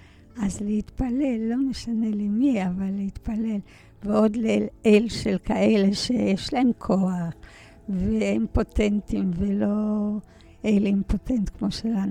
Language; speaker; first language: Hebrew; early bilingual, other home language; Polish